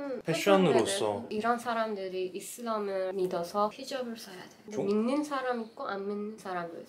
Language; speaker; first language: Korean; non-native, learner; Persian